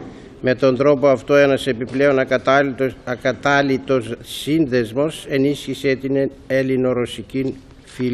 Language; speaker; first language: Greek; native; Greek